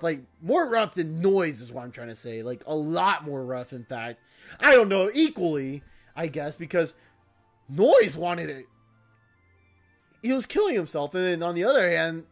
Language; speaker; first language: English; native; English